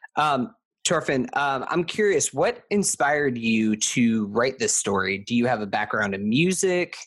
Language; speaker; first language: English; native; English